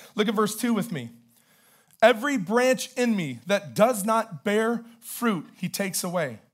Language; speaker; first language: English; native; English